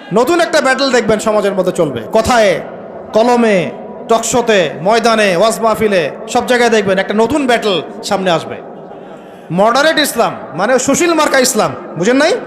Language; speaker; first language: Bangla; native; Bangla